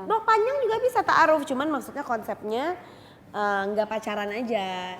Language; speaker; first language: Indonesian; native; Indonesian